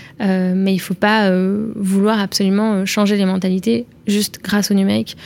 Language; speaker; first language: French; native; French